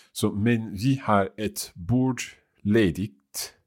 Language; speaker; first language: Swedish; non-native, learner; English